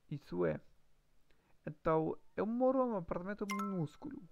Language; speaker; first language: Portuguese; non-native, learner; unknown